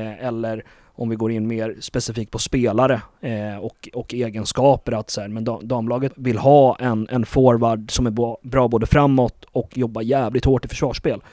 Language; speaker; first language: Swedish; native; Swedish